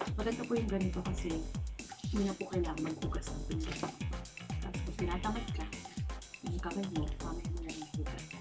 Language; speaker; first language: Filipino; non-native, local second language; Iloko